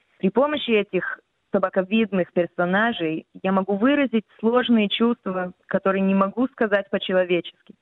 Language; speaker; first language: Russian; early bilingual, heritage; Russian